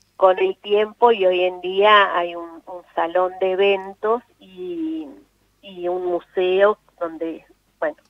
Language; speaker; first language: Spanish; non-native, local second language; Afrikaans